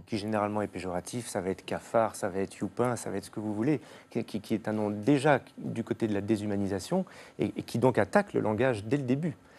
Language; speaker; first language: French; native; French